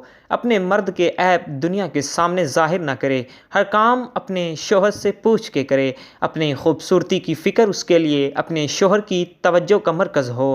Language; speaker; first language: Urdu; native; Urdu